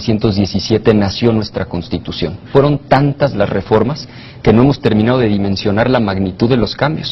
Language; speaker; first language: Spanish; native; Spanish